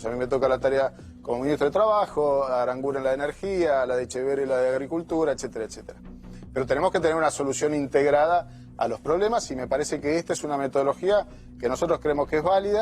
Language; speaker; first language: Spanish; native; Spanish